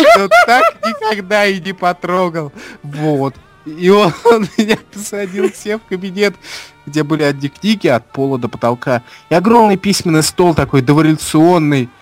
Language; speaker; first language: Russian; non-native, fluent; English